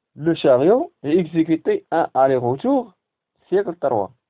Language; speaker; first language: French; non-native, local second language; Arabic